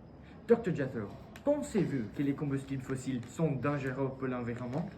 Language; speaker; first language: French; non-native, learner; English